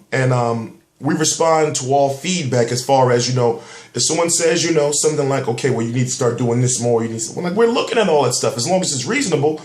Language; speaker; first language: English; native; English